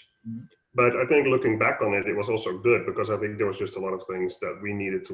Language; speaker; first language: English; non-native, fluent; Dutch